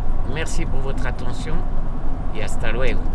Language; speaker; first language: French; native; French